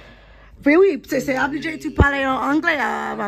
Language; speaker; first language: French; non-native, learner; English